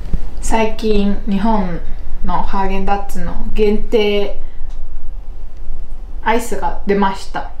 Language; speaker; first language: Japanese; non-native, fluent; Chinese